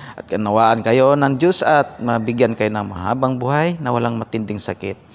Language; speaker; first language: Filipino; native; Filipino